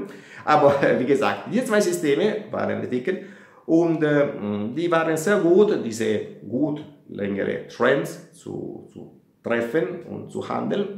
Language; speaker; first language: German; non-native, fluent; Italian